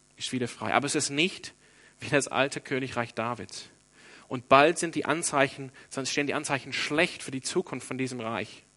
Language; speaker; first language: German; non-native, fluent; English